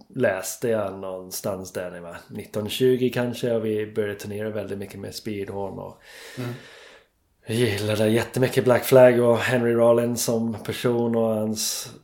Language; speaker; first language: Swedish; non-native, fluent; English